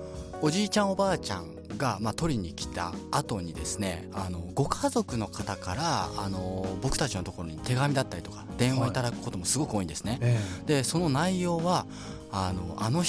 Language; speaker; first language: Japanese; native; Japanese